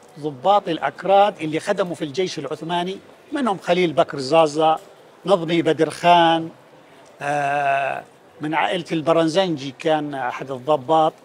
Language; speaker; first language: Arabic; native; Arabic